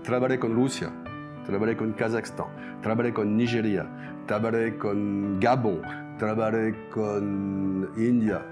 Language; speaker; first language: Portuguese; non-native, learner; French